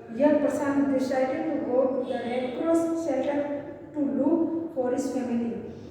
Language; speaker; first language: English; non-native, local second language; Hindi